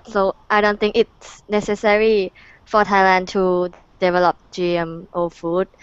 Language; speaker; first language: English; non-native, fluent; Thai